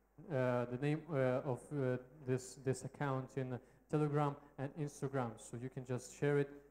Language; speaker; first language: English; non-native, fluent; Russian